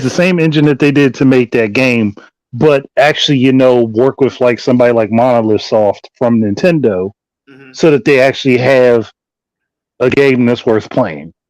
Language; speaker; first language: English; native; English